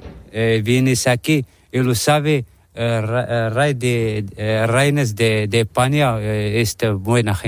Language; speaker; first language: Spanish; non-native, learner; Arabic